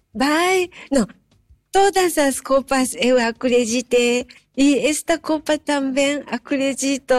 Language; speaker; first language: Portuguese; non-native, learner; Japanese